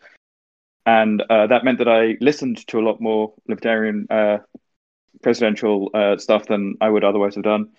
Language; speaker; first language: English; native; English